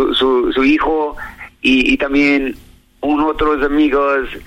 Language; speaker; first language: Spanish; non-native, learner; English